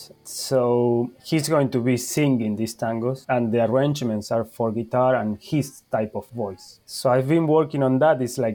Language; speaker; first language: English; non-native, fluent; Spanish